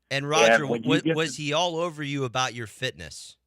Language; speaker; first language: English; native; English